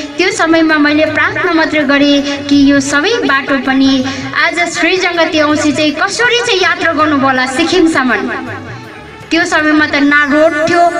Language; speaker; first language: Nepali; non-native, local second language; Limbu